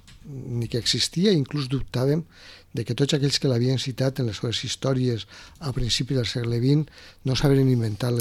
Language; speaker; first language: Catalan; native; Catalan